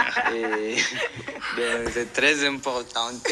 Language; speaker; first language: French; non-native, local second language; Swahili